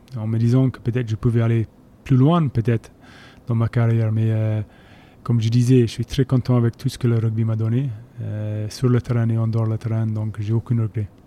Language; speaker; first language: French; non-native, fluent; English